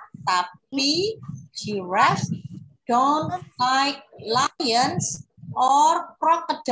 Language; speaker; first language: English; non-native, fluent; Indonesian